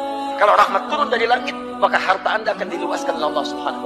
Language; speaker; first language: Indonesian; native; Indonesian